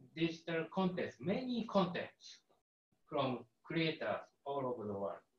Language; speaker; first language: English; non-native, learner; Japanese